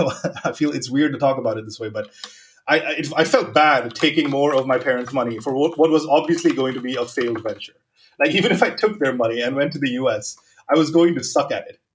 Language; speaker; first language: English; non-native, local second language; Gujarati